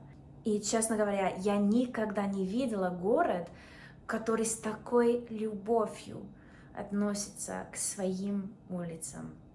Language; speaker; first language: Russian; non-native, fluent; English